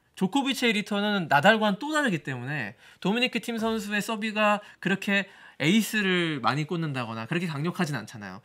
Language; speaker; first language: Korean; native; Korean